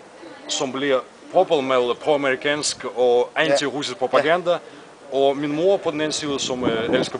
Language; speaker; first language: Danish; non-native, fluent; Russian